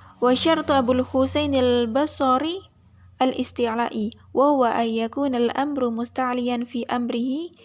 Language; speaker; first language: Arabic; non-native, learner; Indonesian